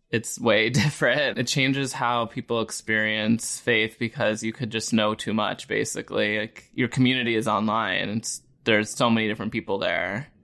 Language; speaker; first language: English; native; English